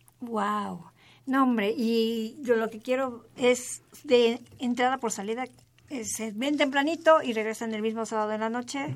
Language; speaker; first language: Spanish; native; Spanish